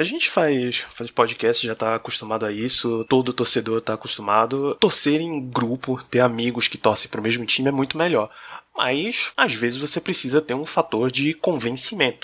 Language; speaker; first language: Portuguese; native; Portuguese